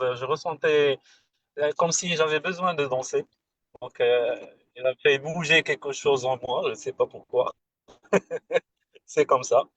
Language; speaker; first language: French; non-native, fluent; Arabic